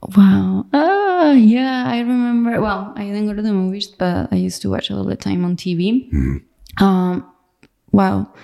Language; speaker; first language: English; non-native, fluent; Spanish